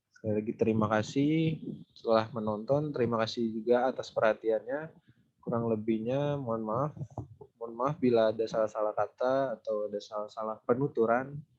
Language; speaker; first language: Indonesian; native; Indonesian